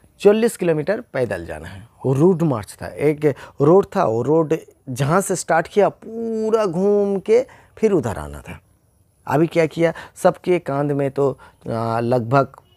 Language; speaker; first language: Hindi; non-native, local second language; Bangla